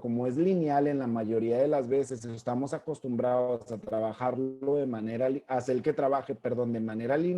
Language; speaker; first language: Spanish; native; Spanish